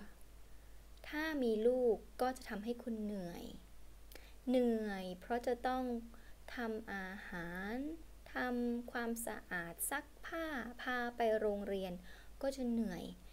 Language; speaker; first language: Thai; native; Thai